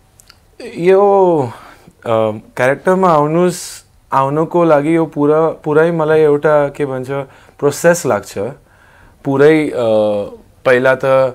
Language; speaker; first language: Nepali; non-native, learner; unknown